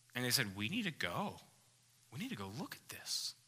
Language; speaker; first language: English; native; English